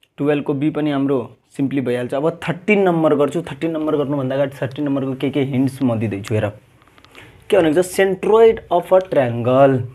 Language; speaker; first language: Nepali; non-native, local second language; Maithili